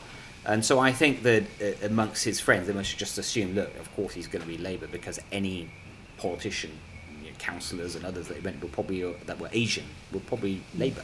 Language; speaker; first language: English; non-native, local second language; Punjabi